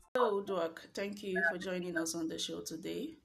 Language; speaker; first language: English; non-native, local second language; Bini